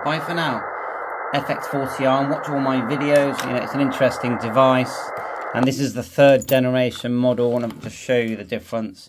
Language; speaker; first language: English; native; English